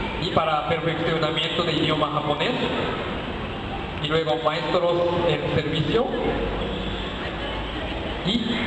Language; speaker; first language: Spanish; non-native, learner; Japanese